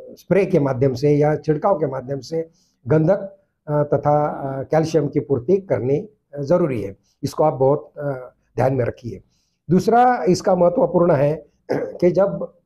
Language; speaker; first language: Hindi; non-native, local second language; Marathi